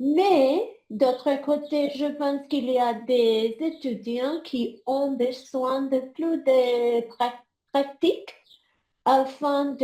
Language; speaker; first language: French; non-native, learner; Spanish